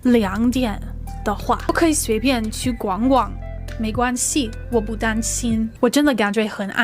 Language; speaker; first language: Chinese; non-native, fluent; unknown